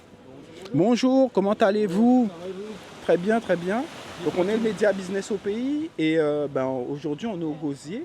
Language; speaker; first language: French; native; French